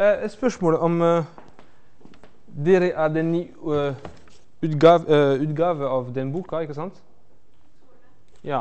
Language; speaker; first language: Norwegian; non-native, fluent; French